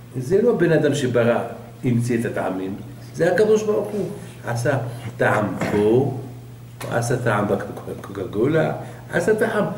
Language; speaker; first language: Hebrew; non-native, fluent; Arabic